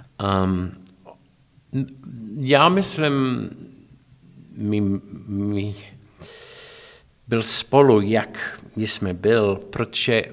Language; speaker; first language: Czech; non-native, learner; English